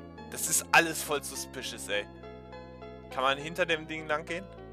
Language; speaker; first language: German; native; German